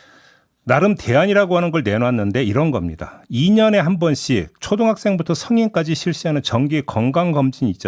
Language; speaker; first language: Korean; native; Korean